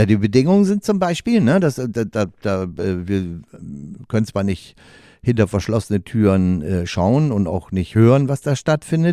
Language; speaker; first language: German; native; German